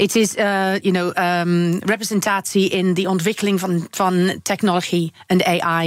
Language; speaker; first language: Dutch; non-native, learner; English